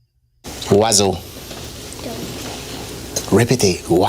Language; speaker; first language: French; non-native, fluent; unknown